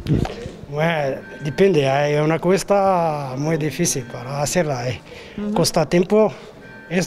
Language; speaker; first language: Spanish; non-native, learner; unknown